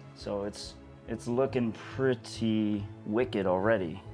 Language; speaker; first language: English; native; English